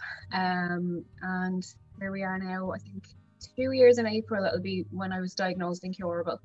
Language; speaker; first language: English; native; English